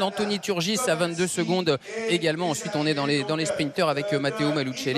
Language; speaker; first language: French; native; French